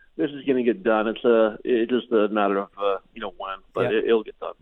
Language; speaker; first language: English; native; English